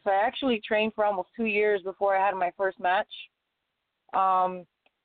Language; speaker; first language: English; native; English